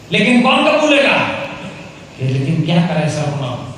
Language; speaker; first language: Hindi; non-native, local second language; Gujarati